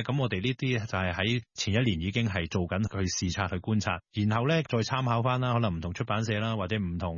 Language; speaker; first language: Cantonese; native; Cantonese